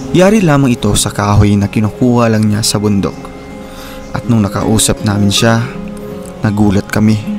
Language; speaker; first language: Filipino; non-native, local second language; Cebuano